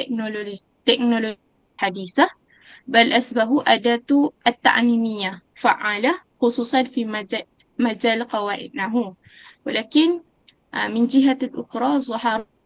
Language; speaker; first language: Arabic; non-native, learner; Malay